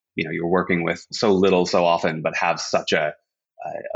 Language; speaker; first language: English; native; English